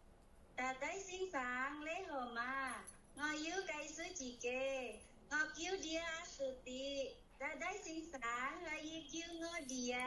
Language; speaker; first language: Cantonese; non-native, learner; Indonesian